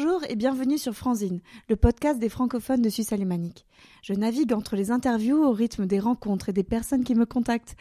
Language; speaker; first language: French; native; French